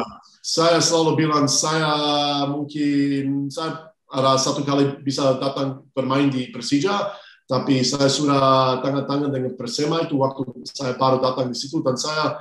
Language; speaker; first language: Indonesian; non-native, fluent; English